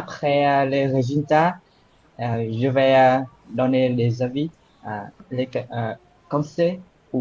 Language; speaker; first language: French; non-native, learner; Vietnamese